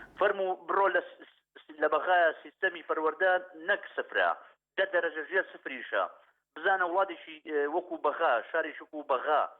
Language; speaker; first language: Central Kurdish; native; Central Kurdish